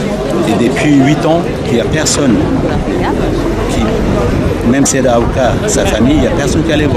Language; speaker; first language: French; non-native, learner; Kurdish